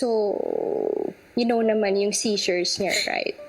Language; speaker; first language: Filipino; native; Filipino